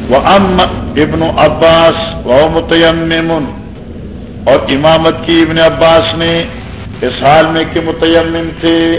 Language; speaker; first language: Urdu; non-native, local second language; Northern Hindko